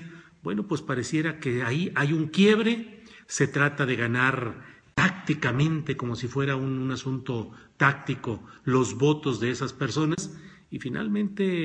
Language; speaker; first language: Spanish; native; Spanish